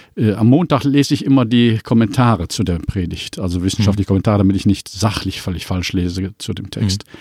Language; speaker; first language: German; native; German